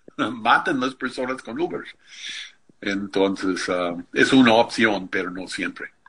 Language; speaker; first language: Spanish; non-native, fluent; English